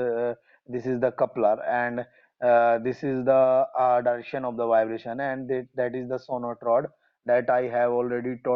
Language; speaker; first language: English; non-native, local second language; Hindi